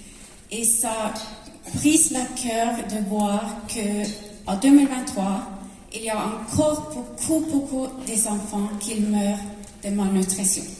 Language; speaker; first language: French; non-native, learner; Norwegian